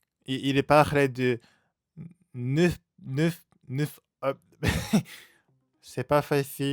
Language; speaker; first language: French; non-native, learner; Japanese